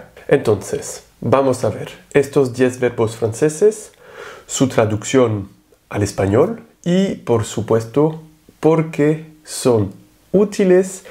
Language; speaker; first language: Spanish; non-native, fluent; French